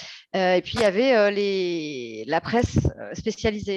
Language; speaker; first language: French; native; French